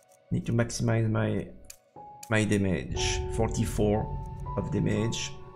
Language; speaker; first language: English; non-native, fluent; French